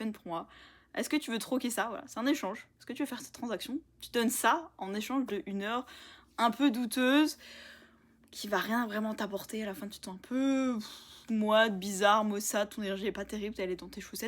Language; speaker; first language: French; native; French